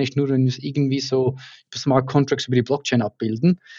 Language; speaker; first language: German; native; German